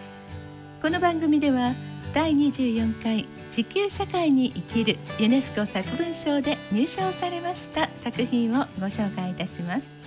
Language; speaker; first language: Japanese; native; Japanese